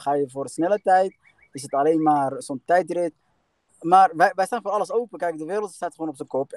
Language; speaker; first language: Dutch; early bilingual, other home language; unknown